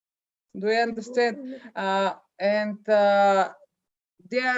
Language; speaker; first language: English; non-native, learner; Bulgarian